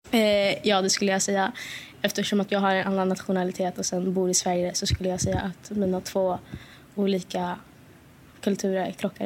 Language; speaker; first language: Swedish; early bilingual, other home language; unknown